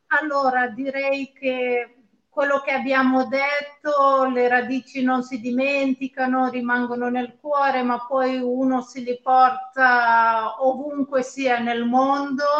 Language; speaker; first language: Italian; non-native, fluent; Romanian